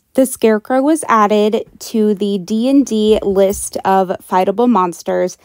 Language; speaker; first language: English; native; English